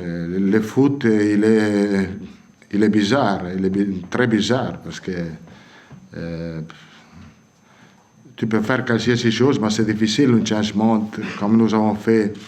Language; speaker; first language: French; non-native, fluent; Italian